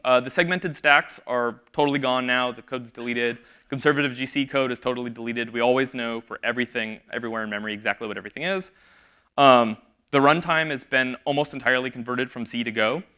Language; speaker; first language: English; native; English